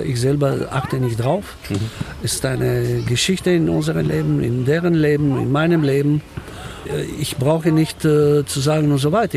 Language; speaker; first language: German; non-native, fluent; Romanian